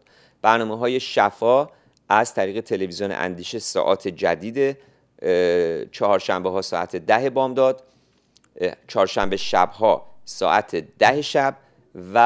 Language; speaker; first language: Persian; native; Persian